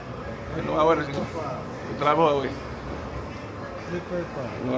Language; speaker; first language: Spanish; non-native, learner; English